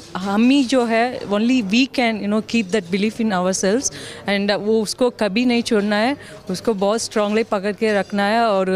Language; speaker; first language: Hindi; non-native, local second language; Tamil